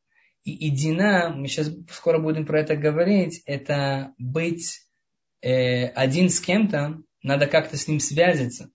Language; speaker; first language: Russian; early bilingual, heritage; Russian